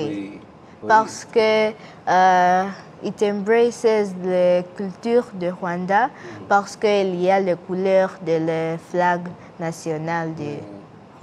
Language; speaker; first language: French; non-native, learner; English